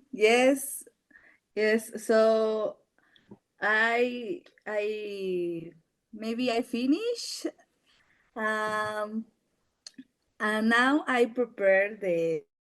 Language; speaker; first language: English; non-native, learner; Spanish